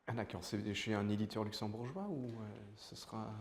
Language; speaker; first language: French; native; French